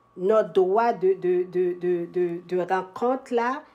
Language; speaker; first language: French; native; French